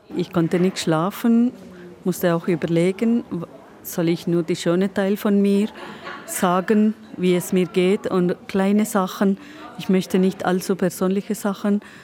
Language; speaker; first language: German; non-native, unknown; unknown